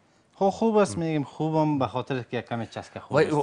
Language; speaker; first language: Persian; native; Persian